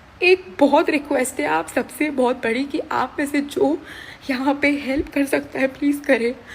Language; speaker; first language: Hindi; native; Hindi